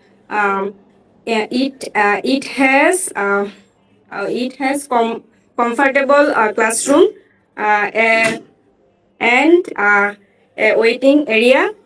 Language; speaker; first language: English; non-native, learner; Bangla